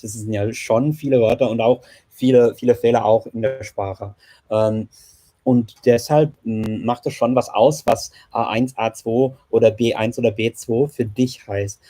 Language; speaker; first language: German; non-native, fluent; English